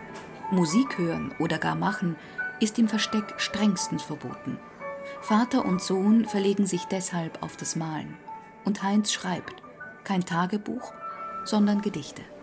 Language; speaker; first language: German; native; German